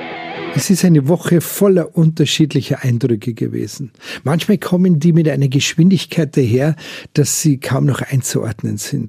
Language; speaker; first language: German; native; German